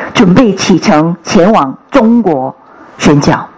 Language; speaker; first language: Chinese; non-native, fluent; Korean